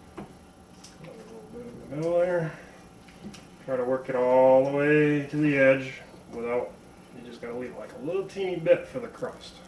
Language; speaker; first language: English; native; English